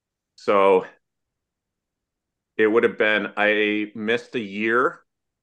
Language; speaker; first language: English; native; English